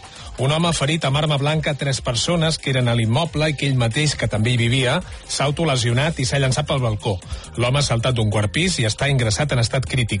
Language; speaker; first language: Catalan; native; Catalan